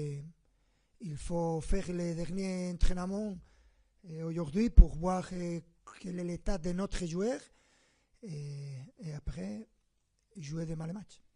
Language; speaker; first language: French; non-native, fluent; Spanish